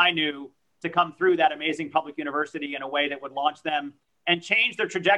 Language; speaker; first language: English; early bilingual, other home language; French